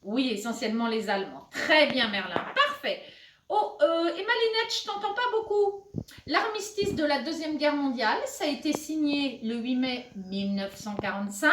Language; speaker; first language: French; native; French